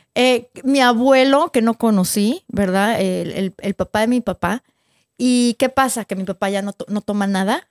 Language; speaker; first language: Spanish; native; Spanish